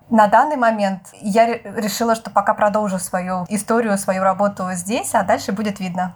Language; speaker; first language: Russian; native; Russian